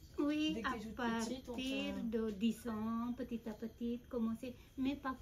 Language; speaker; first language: French; non-native, fluent; Balinese